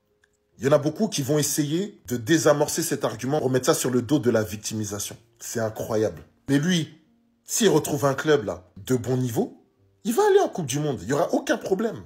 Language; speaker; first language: French; native; French